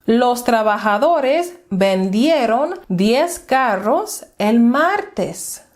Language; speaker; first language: Spanish; non-native, fluent; English